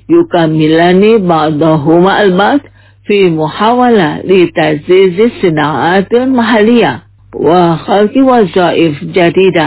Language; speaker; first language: Arabic; non-native, fluent; Indonesian